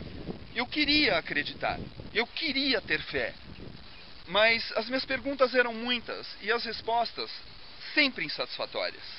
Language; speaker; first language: Portuguese; native; Portuguese